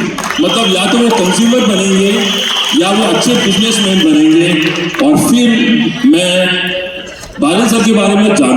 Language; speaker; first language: Hindi; native; Hindi